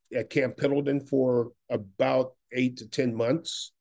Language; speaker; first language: English; native; English